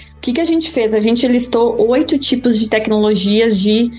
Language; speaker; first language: Portuguese; native; Portuguese